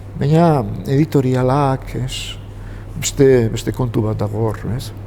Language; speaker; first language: Basque; native; Basque